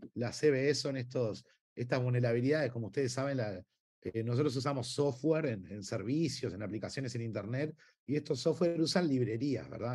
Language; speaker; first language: Spanish; native; Spanish